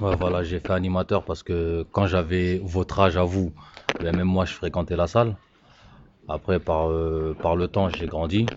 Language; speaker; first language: French; native; French